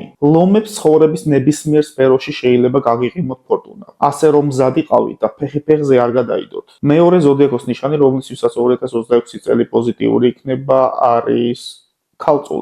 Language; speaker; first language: Georgian; native; Georgian